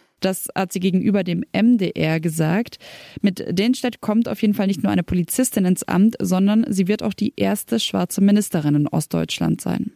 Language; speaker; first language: German; native; German